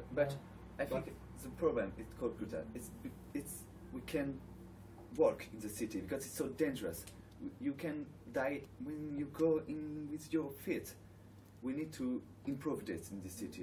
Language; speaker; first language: English; non-native, learner; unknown